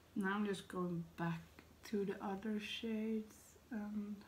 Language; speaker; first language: English; non-native, fluent; Swedish